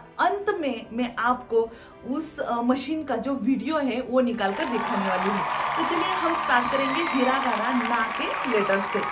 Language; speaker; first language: Hindi; non-native, local second language; Marathi